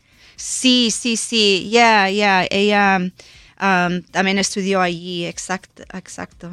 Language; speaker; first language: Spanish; early bilingual, heritage; Spanish